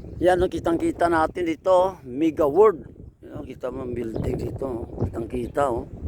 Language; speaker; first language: Filipino; non-native, local second language; Hiligaynon